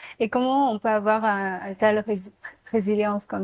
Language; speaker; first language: French; non-native, fluent; Chinese